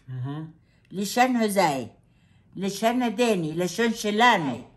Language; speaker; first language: Hebrew; non-native, fluent; Aramaic